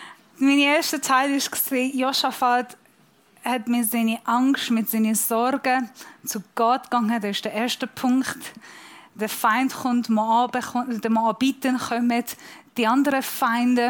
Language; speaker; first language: German; non-native, fluent; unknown